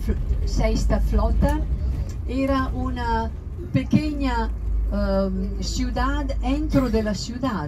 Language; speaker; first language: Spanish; non-native, fluent; Italian